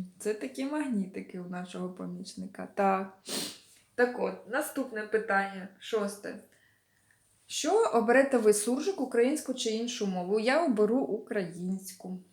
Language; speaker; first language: Ukrainian; non-native, local second language; Russian